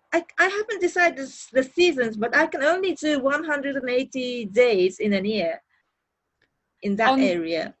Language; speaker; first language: English; non-native, learner; Japanese